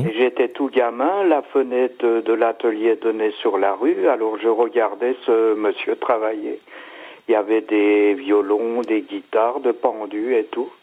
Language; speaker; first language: French; native; French